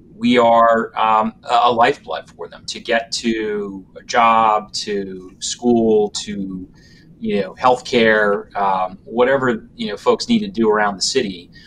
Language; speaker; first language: English; native; English